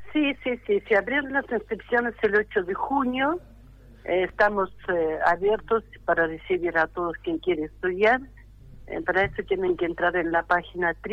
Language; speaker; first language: Spanish; non-native, fluent; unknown